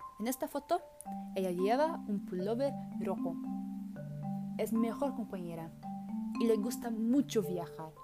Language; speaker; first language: Spanish; non-native, learner; Portuguese